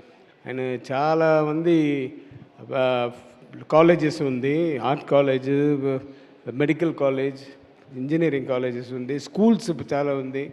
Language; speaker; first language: Telugu; non-native, learner; Tamil